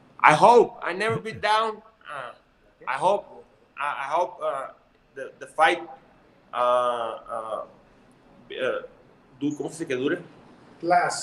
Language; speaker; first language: English; non-native, learner; Spanish